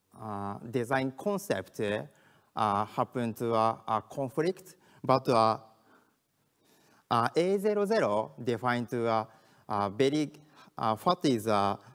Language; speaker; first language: English; non-native, learner; Japanese